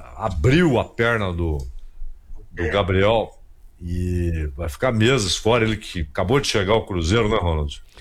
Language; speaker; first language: Portuguese; native; Portuguese